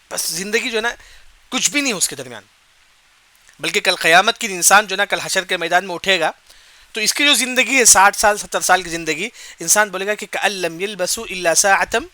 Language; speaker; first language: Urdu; non-native, local second language; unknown